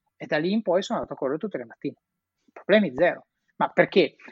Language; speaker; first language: Italian; native; Italian